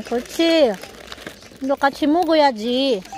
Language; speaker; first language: Korean; non-native, learner; Filipino